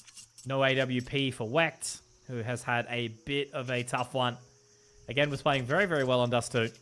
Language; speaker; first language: English; native; English